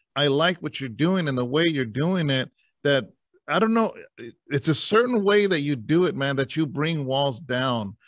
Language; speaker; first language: English; native; English